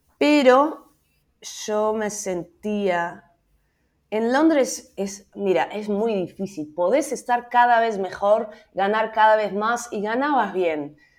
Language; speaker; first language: Spanish; non-native, fluent; Dutch